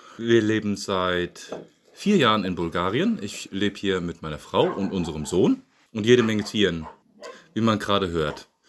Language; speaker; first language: German; native; German